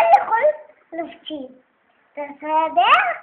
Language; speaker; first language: Hebrew; early bilingual, other home language; Russian